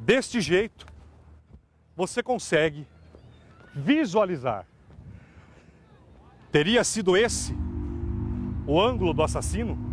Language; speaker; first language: Portuguese; native; Portuguese